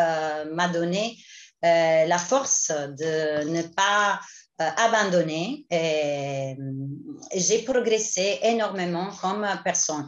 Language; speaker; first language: French; non-native, fluent; Italian